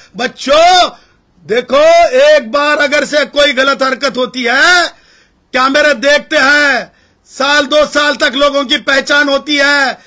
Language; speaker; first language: Hindi; non-native, local second language; Marathi